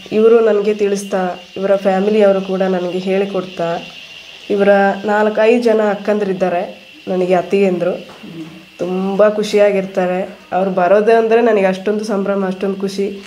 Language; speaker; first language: Kannada; non-native, local second language; Malayalam